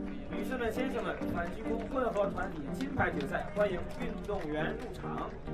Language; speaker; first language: Chinese; native; Chinese